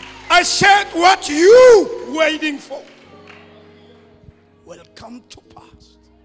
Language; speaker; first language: English; non-native, local second language; Afrikaans